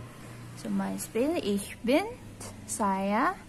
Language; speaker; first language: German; non-native, fluent; Indonesian